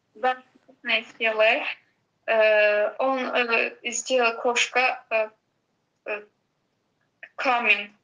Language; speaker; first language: Russian; non-native, learner; Azerbaijani